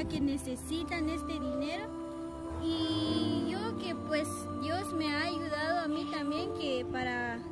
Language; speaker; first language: Spanish; non-native, local second language; Kʼicheʼ